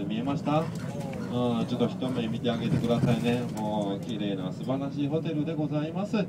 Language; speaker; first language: Japanese; non-native, fluent; Chinese